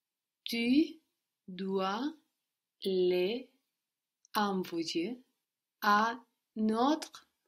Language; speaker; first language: French; non-native, learner; English